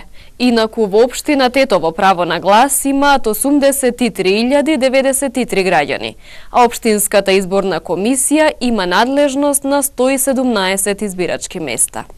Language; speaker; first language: Macedonian; native; Macedonian